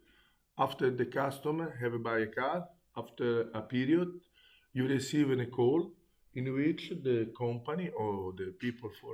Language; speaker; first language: English; non-native, learner; Italian